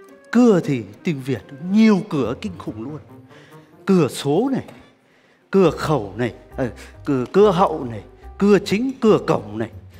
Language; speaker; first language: Vietnamese; non-native, fluent; Turkish